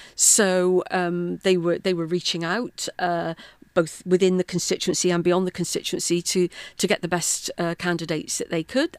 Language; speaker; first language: English; native; English